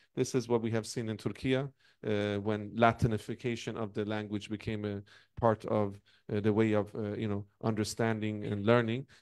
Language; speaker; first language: English; non-native, fluent; Persian